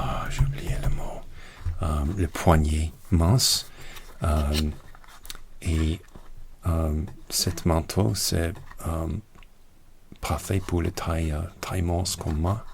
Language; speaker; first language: French; non-native, learner; English